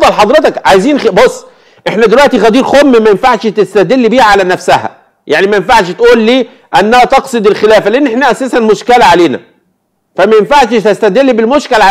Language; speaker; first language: Arabic; native; Arabic